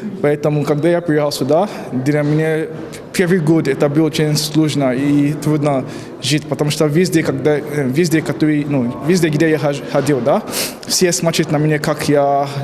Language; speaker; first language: Russian; non-native, learner; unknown